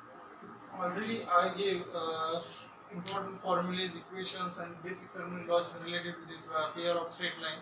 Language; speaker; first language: English; non-native, local second language; Marathi